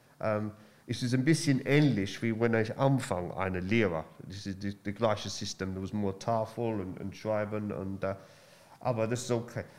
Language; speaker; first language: German; non-native, learner; English